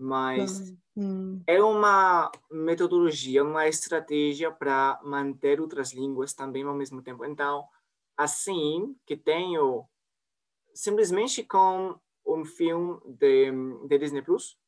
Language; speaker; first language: Portuguese; non-native, fluent; French